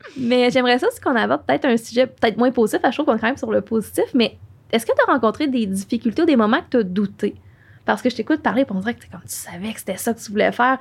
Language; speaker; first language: French; native; French